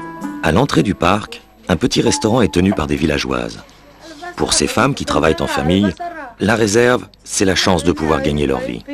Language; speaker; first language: French; native; French